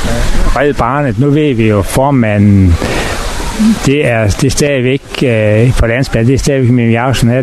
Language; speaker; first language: Danish; native; Danish